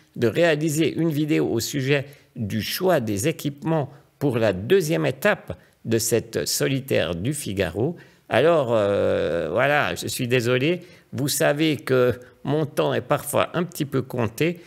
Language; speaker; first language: French; native; French